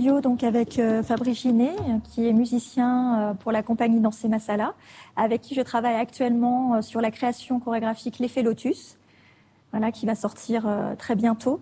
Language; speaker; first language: French; native; French